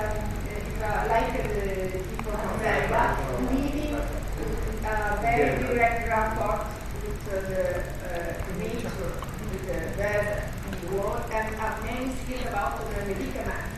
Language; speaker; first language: English; non-native, learner; Italian